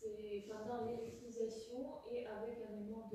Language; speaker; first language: French; non-native, fluent; Russian